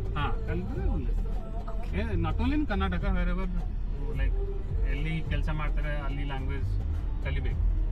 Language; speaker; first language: Kannada; non-native, learner; Odia